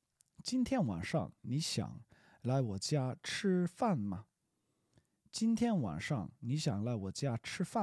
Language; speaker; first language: Chinese; non-native, fluent; English